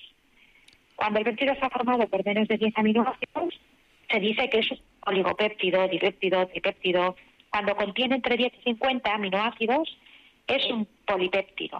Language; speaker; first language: Spanish; native; Spanish